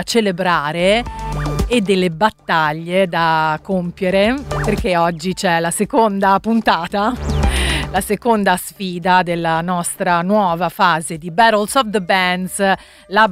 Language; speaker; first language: Italian; native; Italian